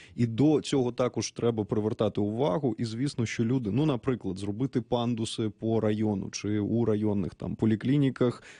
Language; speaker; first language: Ukrainian; native; Ukrainian